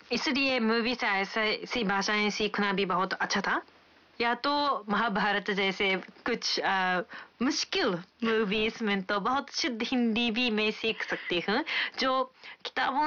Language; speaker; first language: Hindi; non-native, fluent; Japanese